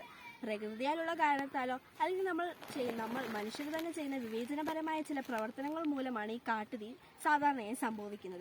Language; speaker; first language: Malayalam; native; Malayalam